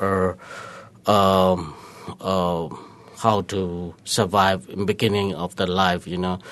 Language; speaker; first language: English; non-native, learner; Burmese